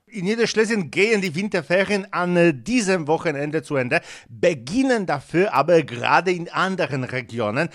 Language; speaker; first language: German; non-native, fluent; Polish